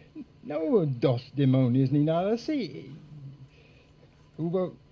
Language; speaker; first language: Spanish; non-native, fluent; English